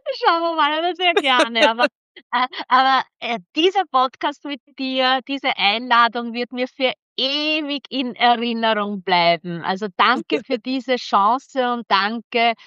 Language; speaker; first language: German; early bilingual, other home language; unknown